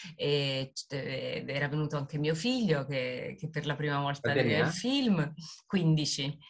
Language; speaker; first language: Italian; native; Italian